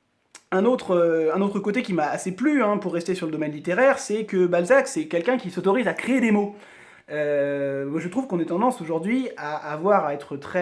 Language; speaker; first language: French; native; French